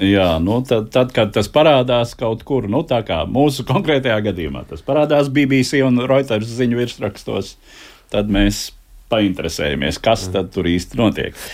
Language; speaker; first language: Latvian; native; Latvian